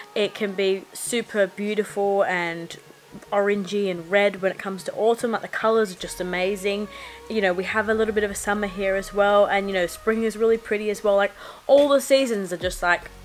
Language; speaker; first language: English; native; English